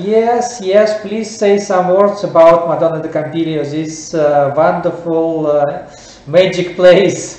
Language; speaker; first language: English; non-native, learner; Russian